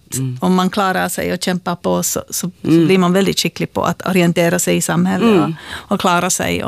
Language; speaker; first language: Swedish; native; Swedish